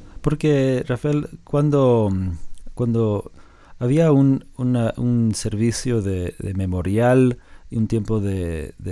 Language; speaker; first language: Spanish; non-native, fluent; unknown